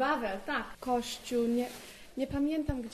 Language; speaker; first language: Polish; early bilingual, heritage; English